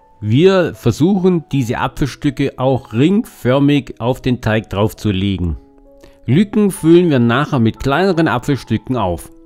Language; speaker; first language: German; native; German